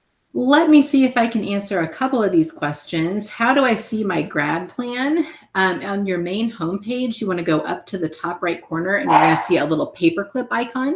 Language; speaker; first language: English; native; English